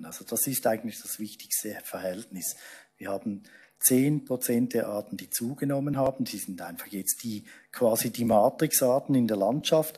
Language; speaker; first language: German; native; German